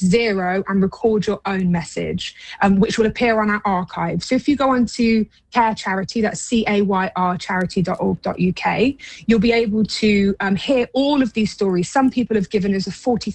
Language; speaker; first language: English; native; English